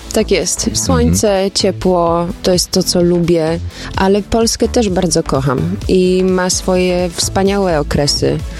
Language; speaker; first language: Polish; early bilingual, other home language; German